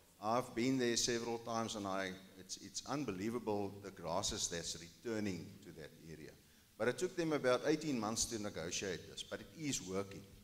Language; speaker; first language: English; non-native, local second language; Afrikaans